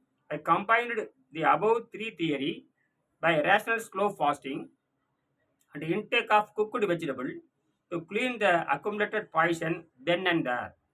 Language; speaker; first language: English; non-native, local second language; Tamil